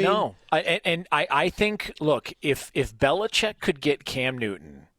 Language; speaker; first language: English; native; English